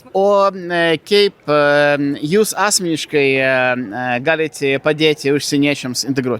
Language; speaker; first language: Lithuanian; non-native, fluent; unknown